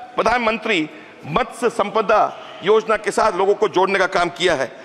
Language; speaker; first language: Hindi; native; Hindi